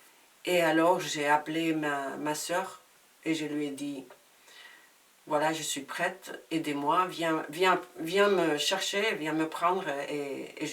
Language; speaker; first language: French; non-native, fluent; Spanish